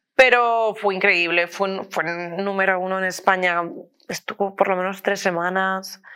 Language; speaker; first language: Spanish; native; Spanish